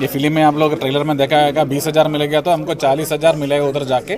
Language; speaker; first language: Hindi; non-native, local second language; Malayalam